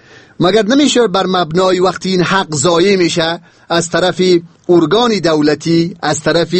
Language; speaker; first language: Persian; native; Persian